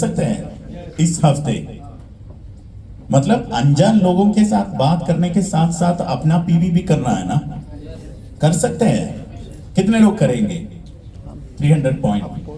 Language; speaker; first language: Hindi; non-native, learner; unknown